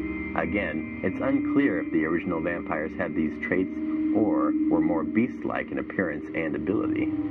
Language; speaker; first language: English; native; English